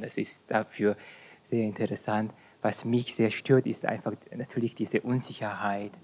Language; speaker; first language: German; non-native, fluent; Korean